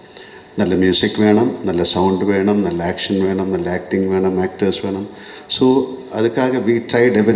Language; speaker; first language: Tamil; non-native, learner; Malayalam